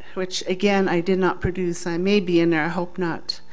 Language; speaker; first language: English; native; English